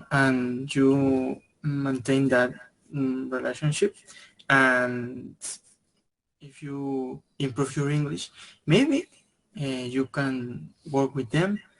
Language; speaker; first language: English; non-native, learner; Spanish